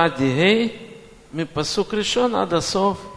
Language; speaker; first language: Hebrew; non-native, fluent; Russian